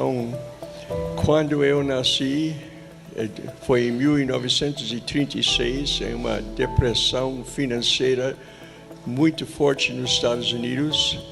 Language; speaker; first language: Portuguese; non-native, fluent; English